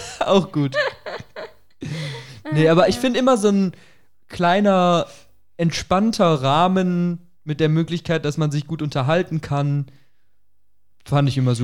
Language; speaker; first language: German; native; German